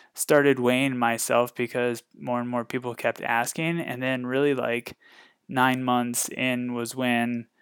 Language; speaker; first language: English; native; English